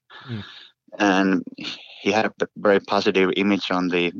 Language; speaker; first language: English; non-native, fluent; Finnish